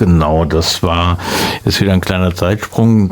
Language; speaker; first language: German; native; German